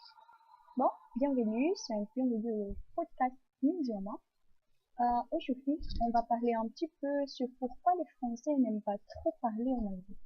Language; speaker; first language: French; non-native, fluent; Portuguese